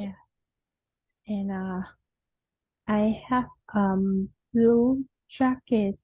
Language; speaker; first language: English; non-native, learner; Vietnamese